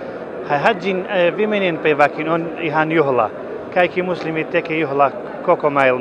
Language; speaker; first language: Finnish; non-native, learner; Kurdish